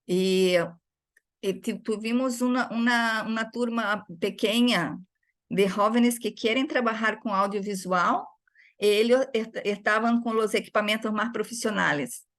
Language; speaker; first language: Spanish; non-native, fluent; Portuguese